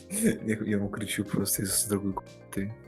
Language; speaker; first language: Russian; early bilingual, heritage; Russian